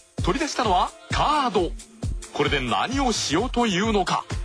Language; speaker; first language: Japanese; native; Japanese